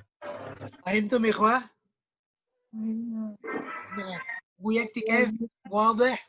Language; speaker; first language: Arabic; non-native, fluent; Indonesian